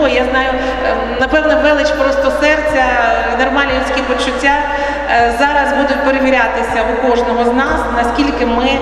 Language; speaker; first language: Ukrainian; native; Ukrainian